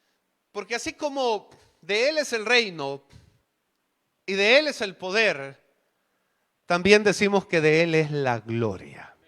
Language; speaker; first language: Spanish; native; Spanish